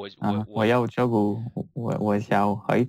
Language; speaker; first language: Chinese; non-native, learner; French